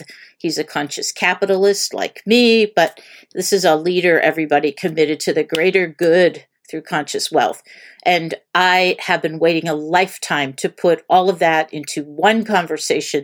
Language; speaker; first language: English; native; English